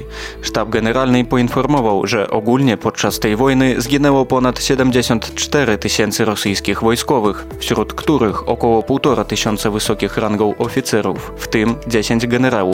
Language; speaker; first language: Polish; native; Polish